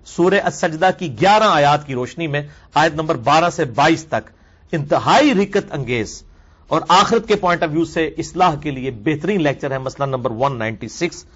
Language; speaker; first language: Urdu; non-native, local second language; Punjabi